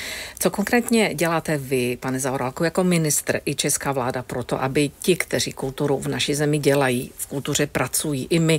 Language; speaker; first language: Czech; native; Czech